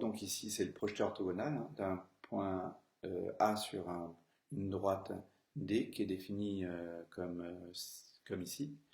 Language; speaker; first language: French; native; French